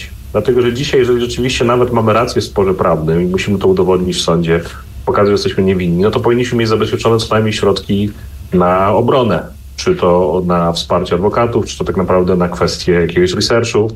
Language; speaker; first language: Polish; native; Polish